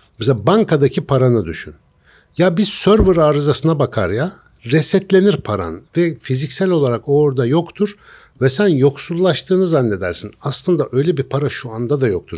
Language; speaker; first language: Turkish; native; Turkish